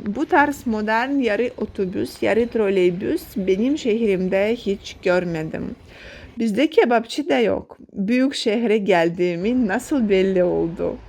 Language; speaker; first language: Turkish; non-native, fluent; Russian